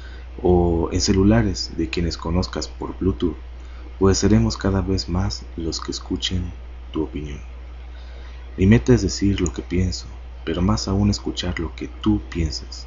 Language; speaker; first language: Spanish; native; Spanish